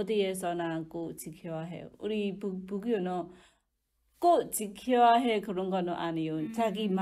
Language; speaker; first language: Korean; non-native, learner; Burmese